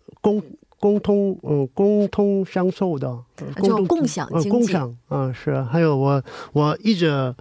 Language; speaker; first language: Chinese; non-native, learner; Korean